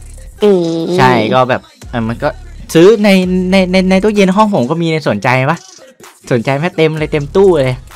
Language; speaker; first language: Thai; native; Thai